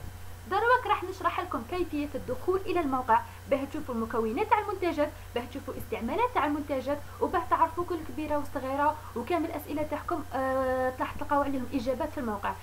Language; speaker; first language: Arabic; native; Arabic